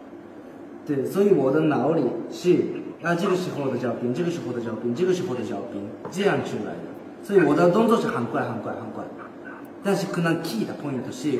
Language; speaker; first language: Chinese; non-native, learner; Japanese